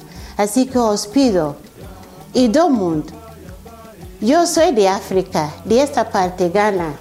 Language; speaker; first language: Spanish; non-native, fluent; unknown